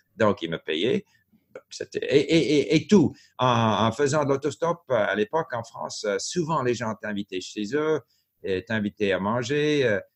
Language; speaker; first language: French; non-native, local second language; English